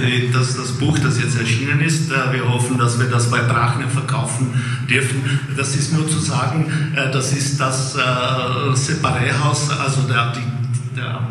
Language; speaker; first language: German; non-native, fluent; Czech